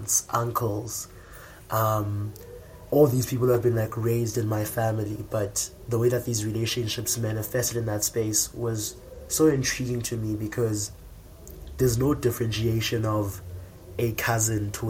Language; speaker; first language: English; non-native, local second language; Xhosa